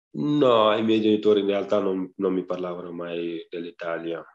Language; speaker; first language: Italian; non-native, fluent; Wolof